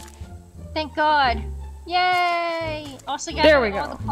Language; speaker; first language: English; native; English